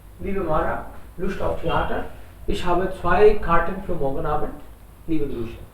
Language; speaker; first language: German; non-native, fluent; Hindi